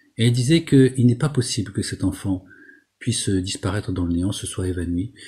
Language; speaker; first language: French; native; French